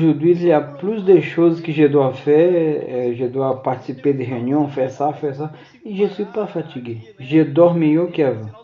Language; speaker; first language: French; non-native, learner; Portuguese